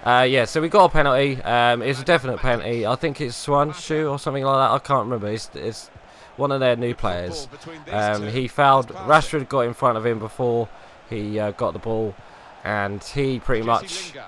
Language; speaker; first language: English; native; English